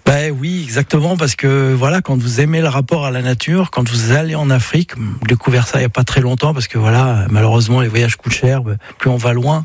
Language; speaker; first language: French; native; French